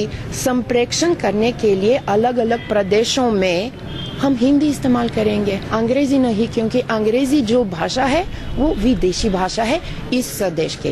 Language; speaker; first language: Hindi; non-native, fluent; Bulgarian